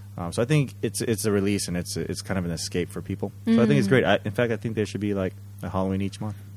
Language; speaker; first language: English; early bilingual, other home language; Japanese